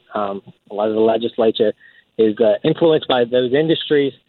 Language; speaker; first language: English; native; English